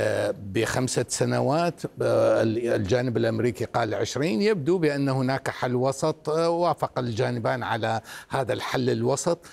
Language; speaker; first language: Arabic; non-native, fluent; Persian